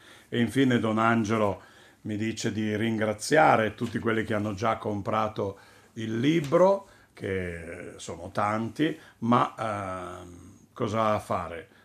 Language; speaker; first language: Italian; native; Italian